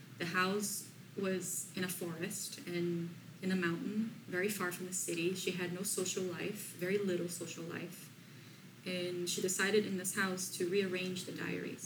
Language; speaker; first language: English; non-native, fluent; Portuguese